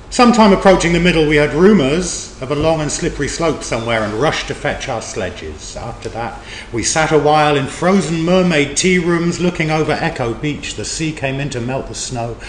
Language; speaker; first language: English; native; English